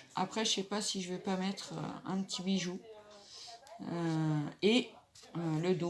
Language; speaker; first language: French; native; French